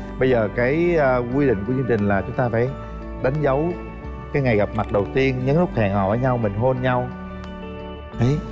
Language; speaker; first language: Vietnamese; native; Vietnamese